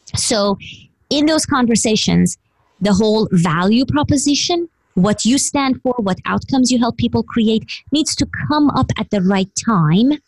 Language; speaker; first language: English; non-native, fluent; Persian